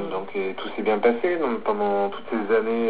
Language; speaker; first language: French; native; French